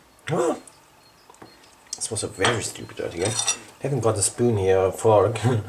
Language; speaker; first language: English; non-native, fluent; German